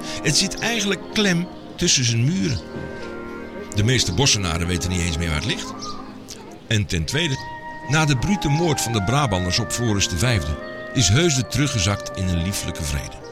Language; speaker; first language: Dutch; native; Dutch